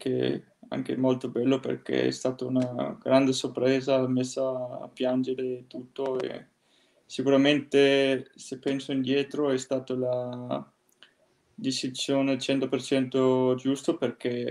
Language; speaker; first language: Italian; non-native, fluent; Danish